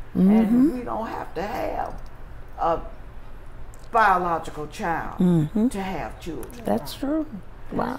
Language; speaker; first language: English; native; English